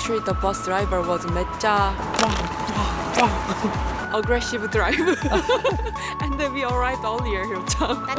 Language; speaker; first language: English; non-native, learner; Korean